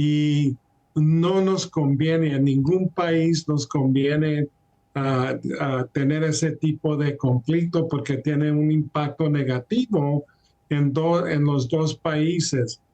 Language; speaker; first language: Spanish; early bilingual, heritage; Spanish